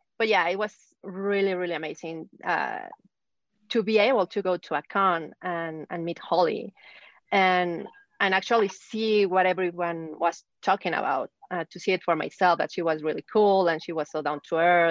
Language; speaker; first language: English; native; English